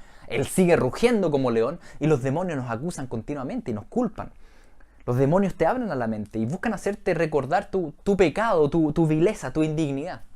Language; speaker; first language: Spanish; native; Spanish